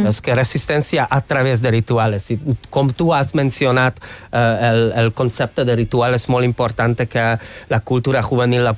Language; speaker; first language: Catalan; non-native, fluent; Hungarian